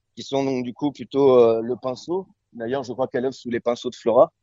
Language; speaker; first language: French; native; French